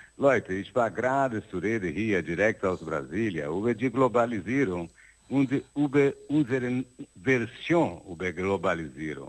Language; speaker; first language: German; non-native, learner; Portuguese